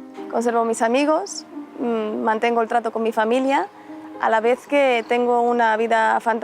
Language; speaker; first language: Spanish; non-native, fluent; Romanian